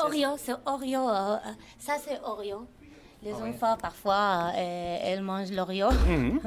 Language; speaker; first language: French; non-native, learner; Arabic